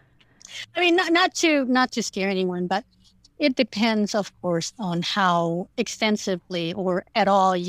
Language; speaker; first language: English; non-native, fluent; Indonesian